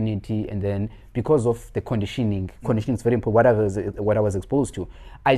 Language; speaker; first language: English; non-native, local second language; Xhosa